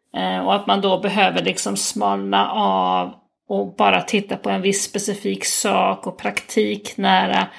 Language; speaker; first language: Swedish; native; Swedish